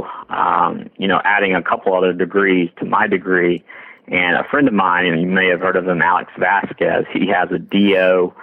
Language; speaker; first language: English; native; English